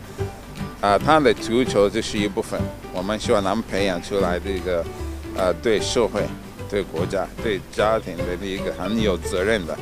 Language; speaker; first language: Chinese; non-native, fluent; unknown